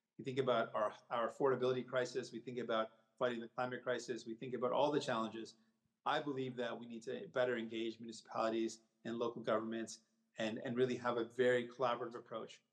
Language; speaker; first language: English; native; English